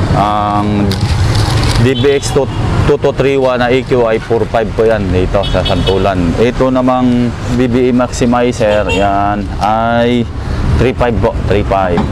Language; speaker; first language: Filipino; non-native, local second language; Cebuano